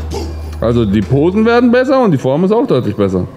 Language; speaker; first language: German; native; German